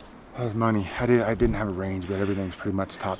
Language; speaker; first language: English; native; English